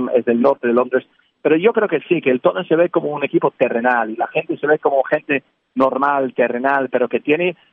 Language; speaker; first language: Spanish; non-native, fluent; English